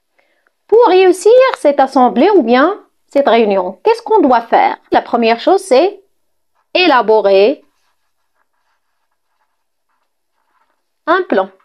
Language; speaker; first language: French; non-native, local second language; Arabic